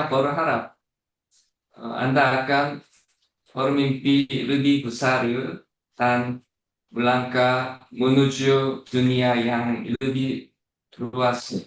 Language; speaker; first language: Indonesian; non-native, fluent; Korean